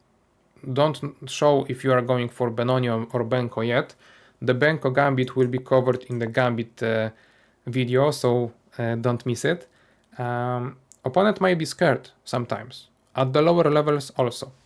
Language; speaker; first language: English; non-native, fluent; Polish